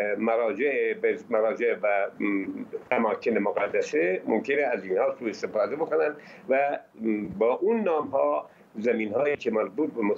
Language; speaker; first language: Persian; native; Persian